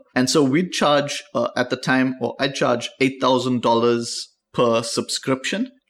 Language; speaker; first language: English; native; English